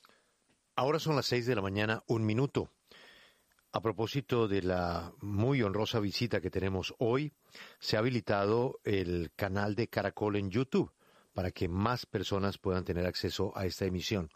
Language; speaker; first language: Spanish; native; Spanish